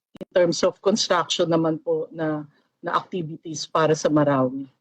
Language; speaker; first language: Filipino; native; Filipino